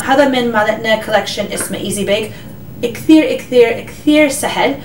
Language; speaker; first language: Arabic; early bilingual, heritage; English